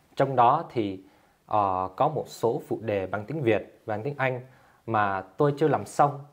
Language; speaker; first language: Vietnamese; early bilingual, heritage; English